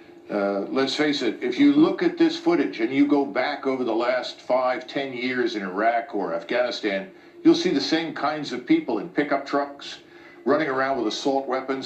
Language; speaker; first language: English; native; English